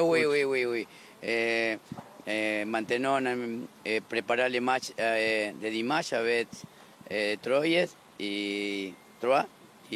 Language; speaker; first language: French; non-native, learner; Spanish